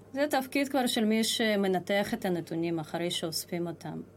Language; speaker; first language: Hebrew; non-native, fluent; Russian